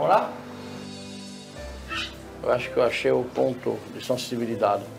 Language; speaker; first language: Portuguese; non-native, fluent; French